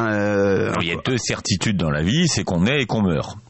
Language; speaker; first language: French; native; French